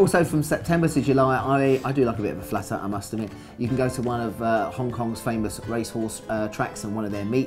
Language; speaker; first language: English; native; English